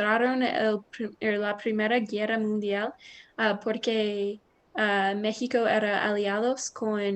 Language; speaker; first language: Spanish; non-native, learner; English